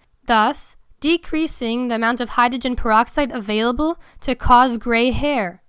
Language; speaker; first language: English; native; English